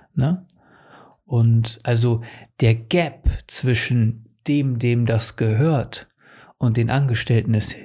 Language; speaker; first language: German; early bilingual, other home language; Portuguese